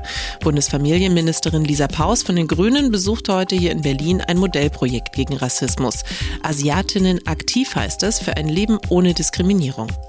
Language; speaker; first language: German; native; German